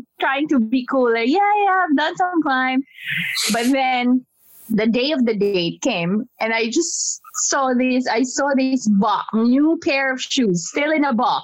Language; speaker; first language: English; non-native, local second language; Filipino